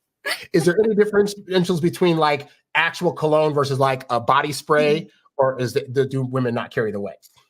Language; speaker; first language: English; native; English